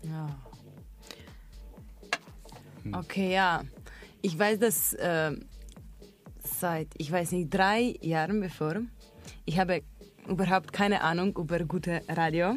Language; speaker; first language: German; non-native, learner; Slovenian